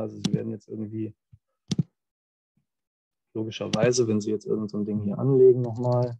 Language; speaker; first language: German; native; German